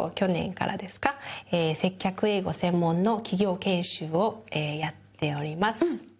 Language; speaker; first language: Japanese; non-native, fluent; English